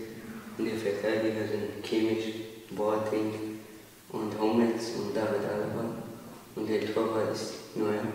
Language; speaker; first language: German; non-native, learner; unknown